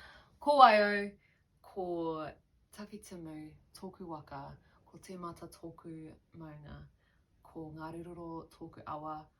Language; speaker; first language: Māori; non-native, local second language; English